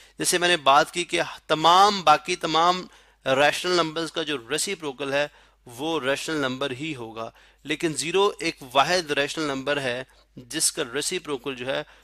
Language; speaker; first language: Urdu; non-native, local second language; Pashto